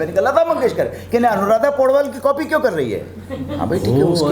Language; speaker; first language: Hindi; native; Hindi